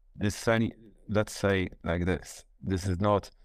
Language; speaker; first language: English; non-native, fluent; Polish